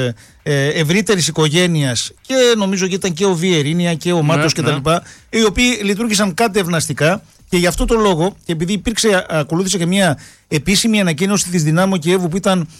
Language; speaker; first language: Greek; native; Greek